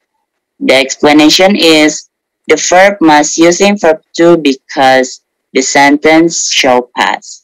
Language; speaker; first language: English; non-native, learner; Indonesian